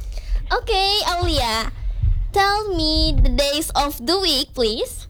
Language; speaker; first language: English; non-native, learner; Indonesian